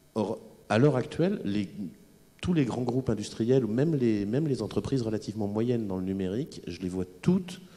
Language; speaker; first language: French; native; French